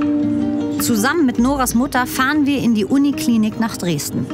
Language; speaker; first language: German; native; German